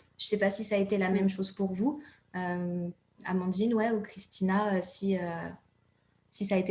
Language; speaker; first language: French; native; French